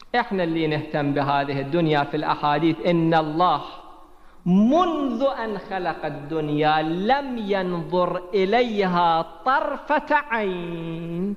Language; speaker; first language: Arabic; native; Arabic